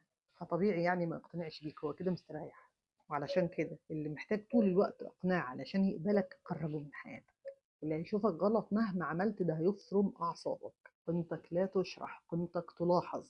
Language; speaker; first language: Arabic; native; Arabic